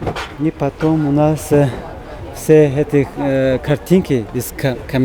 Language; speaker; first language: Russian; non-native, fluent; Tajik